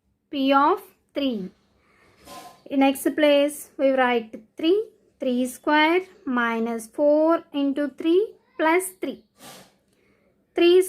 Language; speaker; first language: English; non-native, local second language; Telugu